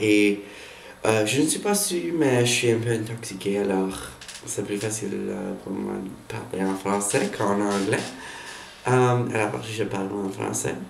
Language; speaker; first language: French; non-native, learner; English